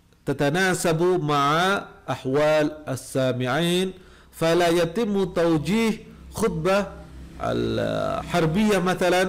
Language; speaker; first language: Arabic; non-native, fluent; Indonesian